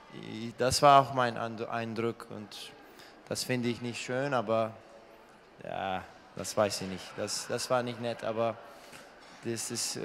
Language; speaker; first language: German; non-native, learner; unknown